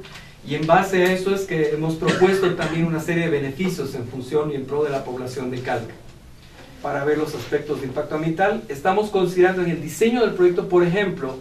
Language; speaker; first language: Spanish; native; Spanish